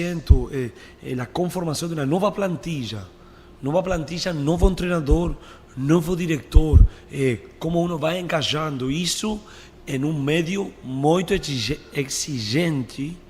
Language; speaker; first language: Portuguese; non-native, fluent; Spanish